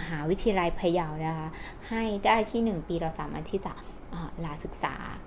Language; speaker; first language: Thai; native; Thai